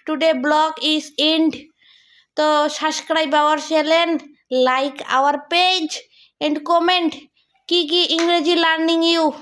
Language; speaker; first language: English; non-native, learner; Bangla